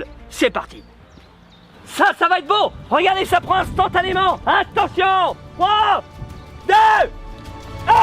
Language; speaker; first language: French; native; French